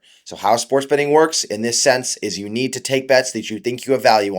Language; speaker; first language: English; native; English